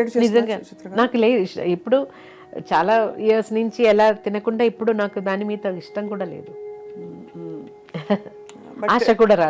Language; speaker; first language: Telugu; non-native, learner; Malayalam